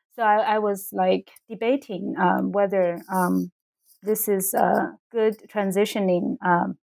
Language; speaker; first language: English; non-native, fluent; Chinese